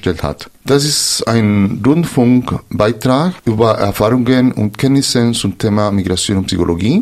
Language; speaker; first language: German; non-native, fluent; Spanish